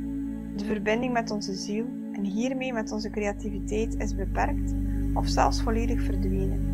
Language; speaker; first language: Dutch; native; Dutch